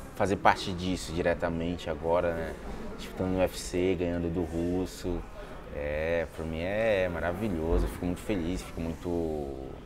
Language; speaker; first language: Portuguese; native; Portuguese